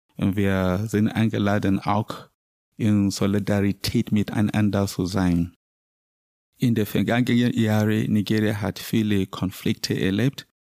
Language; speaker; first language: German; non-native, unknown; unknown